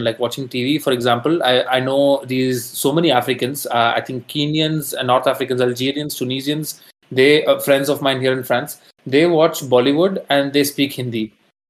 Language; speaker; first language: English; non-native, local second language; Tamil